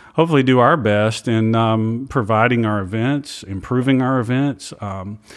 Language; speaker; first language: English; native; English